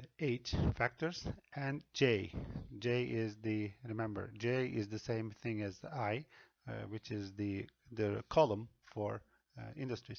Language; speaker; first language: English; non-native, fluent; Turkish